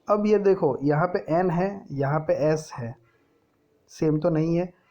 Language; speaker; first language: Hindi; non-native, local second language; Gujarati